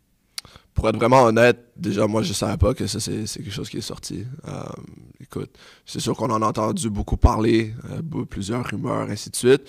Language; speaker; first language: French; native; French